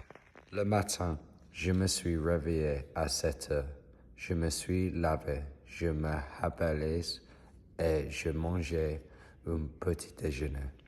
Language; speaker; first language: French; non-native, learner; English